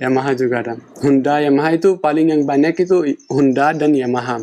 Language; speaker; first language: Indonesian; non-native, fluent; Pashto